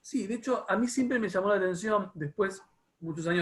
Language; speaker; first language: Spanish; native; Spanish